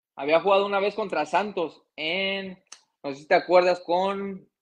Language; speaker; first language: Spanish; early bilingual, heritage; Spanish